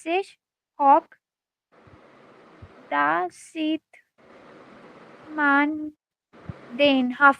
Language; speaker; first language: German; non-native, learner; Hindi